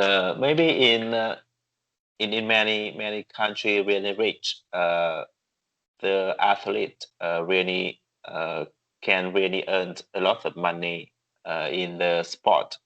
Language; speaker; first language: English; non-native, learner; Vietnamese